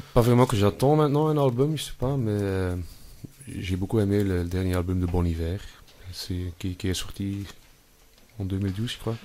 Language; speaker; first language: French; non-native, fluent; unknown